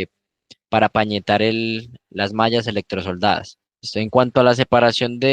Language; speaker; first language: Spanish; native; Spanish